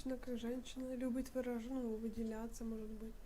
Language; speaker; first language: Russian; native; Russian